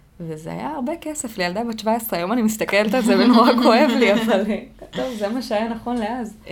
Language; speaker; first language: Hebrew; native; Hebrew